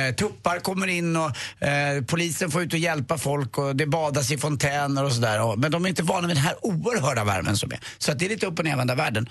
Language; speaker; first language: Swedish; native; Swedish